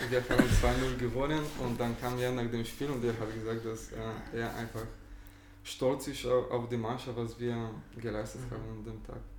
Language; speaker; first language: German; non-native, fluent; Bulgarian